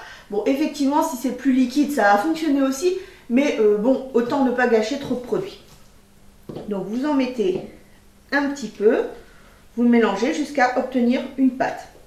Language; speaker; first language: French; native; French